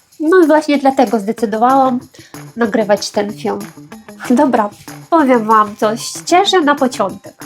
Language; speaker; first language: Polish; non-native, fluent; Ukrainian